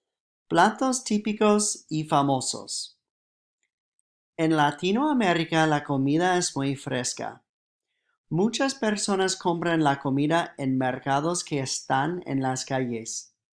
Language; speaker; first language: Spanish; non-native, fluent; English